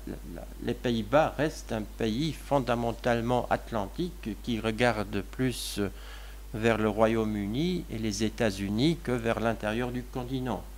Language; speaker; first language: French; non-native, local second language; Luxembourgish